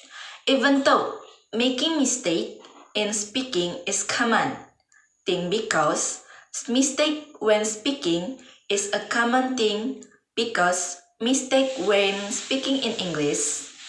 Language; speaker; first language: English; non-native, learner; Indonesian